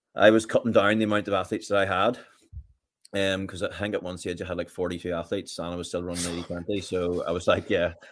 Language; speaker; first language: English; native; English